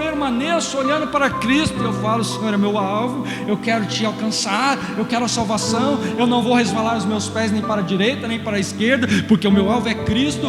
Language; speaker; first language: Portuguese; native; Portuguese